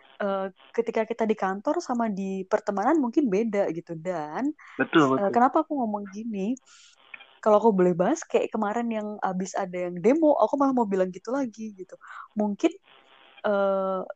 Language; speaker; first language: Indonesian; native; Indonesian